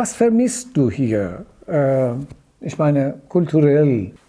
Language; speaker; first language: German; non-native, fluent; Persian